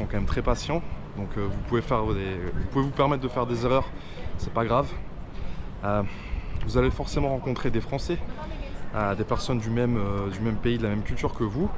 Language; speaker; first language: French; native; French